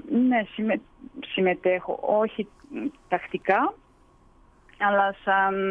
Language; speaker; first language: Greek; early bilingual, heritage; Greek